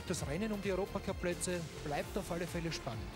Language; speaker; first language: German; native; German